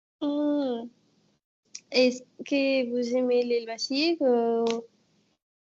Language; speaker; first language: French; non-native, learner; Spanish